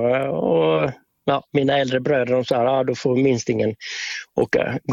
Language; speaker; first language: Swedish; native; Swedish